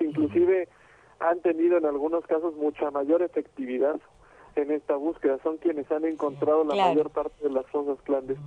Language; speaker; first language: Spanish; native; Spanish